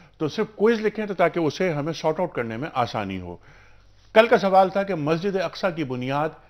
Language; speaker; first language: Urdu; native; Urdu